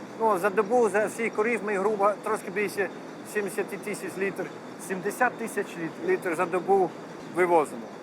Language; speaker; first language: Ukrainian; non-native, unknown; Dutch